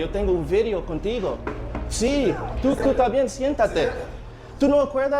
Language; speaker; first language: Spanish; non-native, learner; English